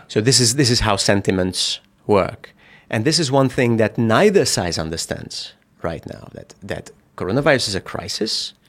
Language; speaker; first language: English; non-native, fluent; Hungarian